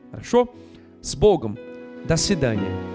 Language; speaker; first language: Russian; non-native, fluent; Portuguese